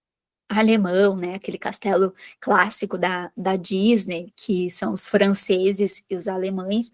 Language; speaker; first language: Portuguese; native; Portuguese